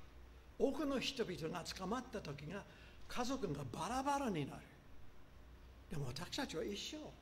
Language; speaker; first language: Japanese; non-native, fluent; English